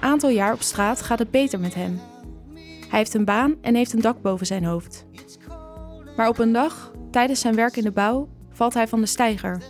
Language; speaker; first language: Dutch; native; Dutch